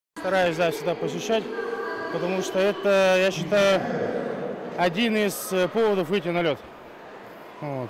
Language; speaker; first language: Russian; native; Russian